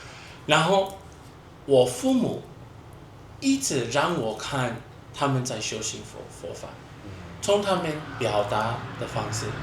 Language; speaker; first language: Chinese; non-native, fluent; English